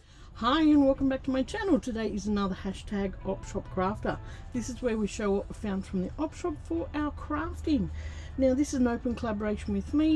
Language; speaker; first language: English; native; English